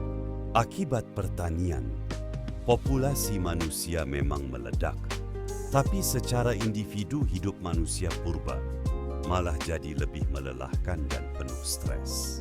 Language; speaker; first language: Indonesian; native; Indonesian